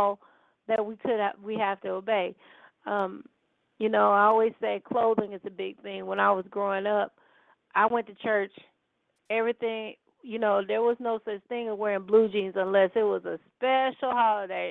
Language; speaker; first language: English; native; English